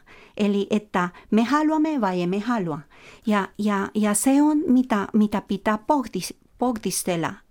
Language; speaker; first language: Finnish; non-native, fluent; Spanish